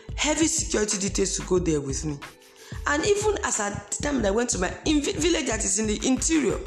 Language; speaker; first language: English; non-native, local second language; Esan